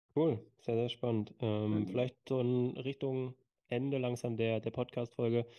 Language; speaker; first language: German; native; German